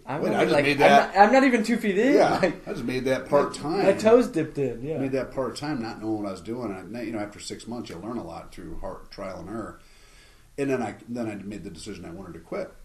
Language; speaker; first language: English; native; English